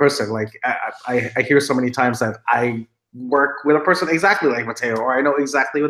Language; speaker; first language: English; non-native, local second language; Filipino